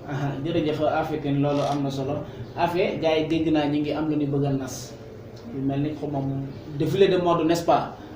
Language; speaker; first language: Wolof; native; Wolof